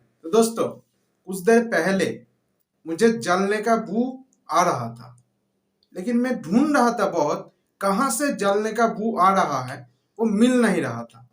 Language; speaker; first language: Hindi; non-native, local second language; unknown